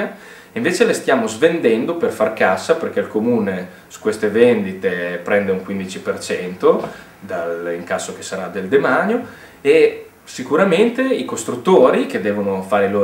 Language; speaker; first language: Italian; native; Italian